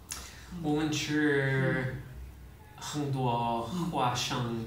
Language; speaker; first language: Chinese; non-native, learner; English